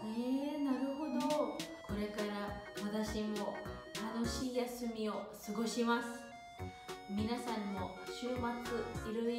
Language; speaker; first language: Japanese; non-native, learner; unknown